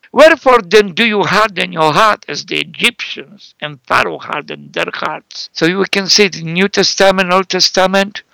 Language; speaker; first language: English; non-native, fluent; Polish